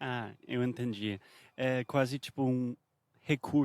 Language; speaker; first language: Portuguese; non-native, fluent; English